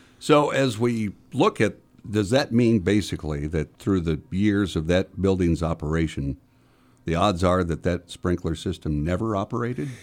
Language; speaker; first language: English; native; English